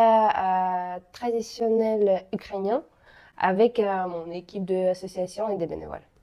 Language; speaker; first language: French; non-native, learner; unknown